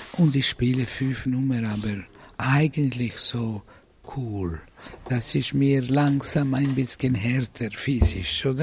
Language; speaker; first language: German; non-native, fluent; Italian